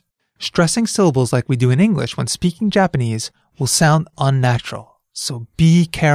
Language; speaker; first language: English; native; English